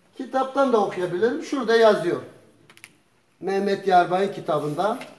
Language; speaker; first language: Turkish; early bilingual, heritage; Turkish